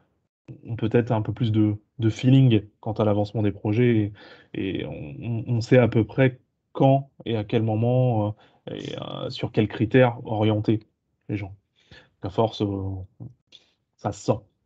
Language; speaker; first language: French; native; French